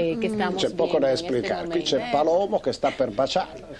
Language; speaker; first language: Italian; native; Italian